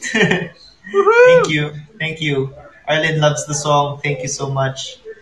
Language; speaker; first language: English; non-native, local second language; Filipino